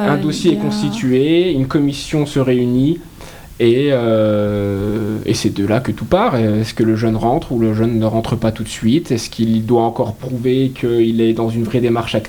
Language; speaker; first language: French; native; French